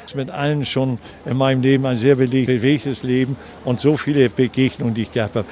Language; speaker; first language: German; native; German